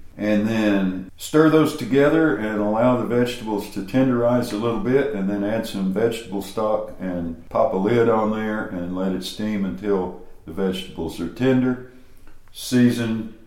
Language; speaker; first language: English; native; English